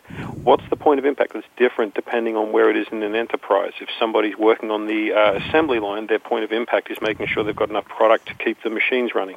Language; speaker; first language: English; native; English